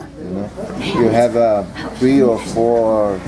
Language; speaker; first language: English; non-native, learner; Portuguese